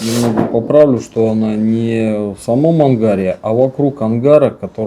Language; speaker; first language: Russian; native; Russian